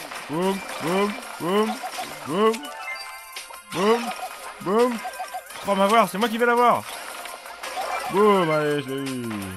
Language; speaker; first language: French; native; French